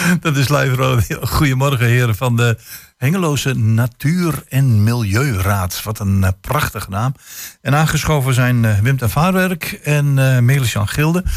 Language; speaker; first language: Dutch; native; Dutch